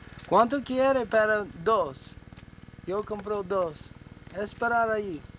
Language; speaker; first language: Spanish; non-native, learner; English